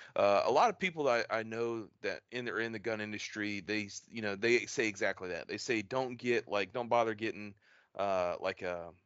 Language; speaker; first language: English; native; English